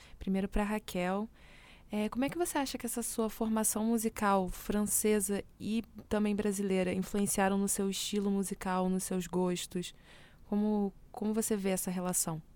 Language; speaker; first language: Portuguese; native; Portuguese